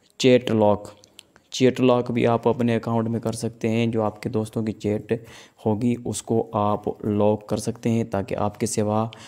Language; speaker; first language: Urdu; non-native, local second language; Sindhi